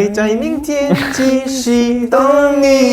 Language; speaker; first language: Chinese; non-native, learner; Korean